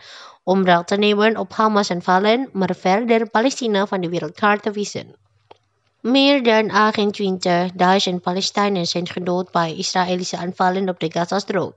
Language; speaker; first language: Dutch; non-native, fluent; Indonesian